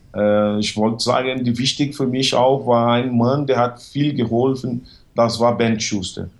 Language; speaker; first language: German; non-native, learner; Portuguese